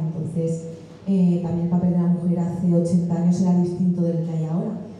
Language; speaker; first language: Spanish; native; Spanish